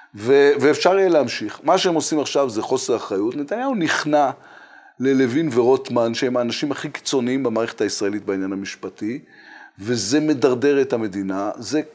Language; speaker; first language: Hebrew; native; Hebrew